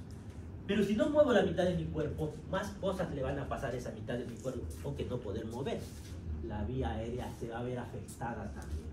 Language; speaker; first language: Spanish; native; Spanish